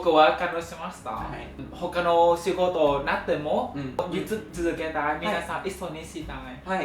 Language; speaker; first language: Japanese; non-native, learner; Vietnamese